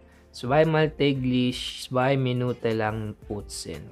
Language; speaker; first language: German; non-native, learner; Filipino